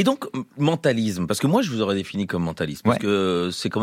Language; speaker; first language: French; native; French